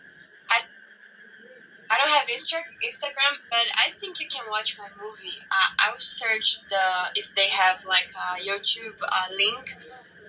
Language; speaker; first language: English; non-native, learner; Portuguese